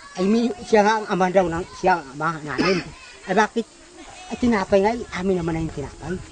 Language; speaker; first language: Filipino; non-native, local second language; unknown